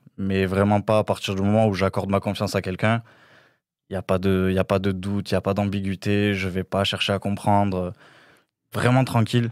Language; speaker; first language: French; native; French